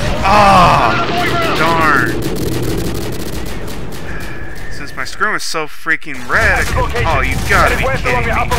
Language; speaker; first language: English; native; English